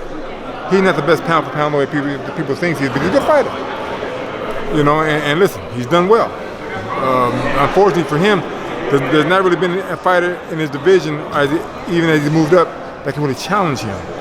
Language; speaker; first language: English; native; English